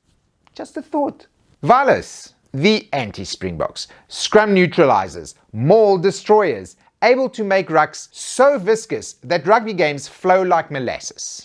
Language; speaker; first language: English; native; English